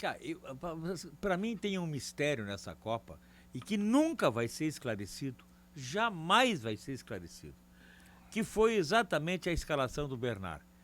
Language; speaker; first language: Portuguese; native; Portuguese